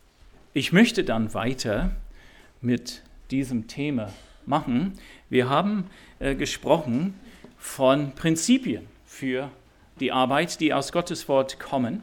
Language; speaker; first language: German; non-native, fluent; English